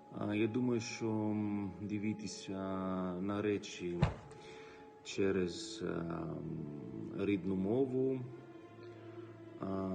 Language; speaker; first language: Ukrainian; non-native, learner; Greek